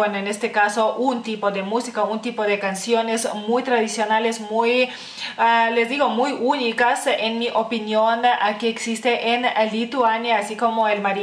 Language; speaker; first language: Spanish; non-native, fluent; Lithuanian